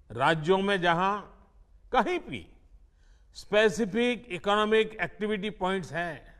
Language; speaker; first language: Hindi; non-native, local second language; Gujarati